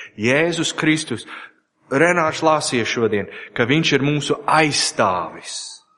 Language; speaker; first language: Latvian; non-native, learner; English